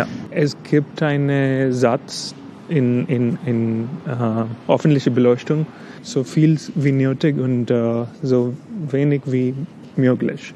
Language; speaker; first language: German; non-native, learner; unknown